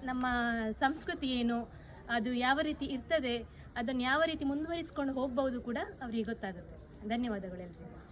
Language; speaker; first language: Kannada; non-native, local second language; Tulu